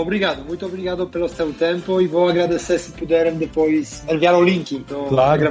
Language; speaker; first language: Portuguese; non-native, fluent; Polish